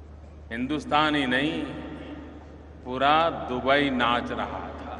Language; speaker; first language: Hindi; non-native, local second language; Gujarati